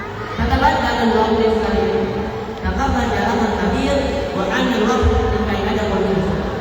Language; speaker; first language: Arabic; non-native, learner; Indonesian